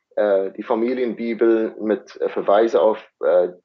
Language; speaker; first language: German; non-native, fluent; Afrikaans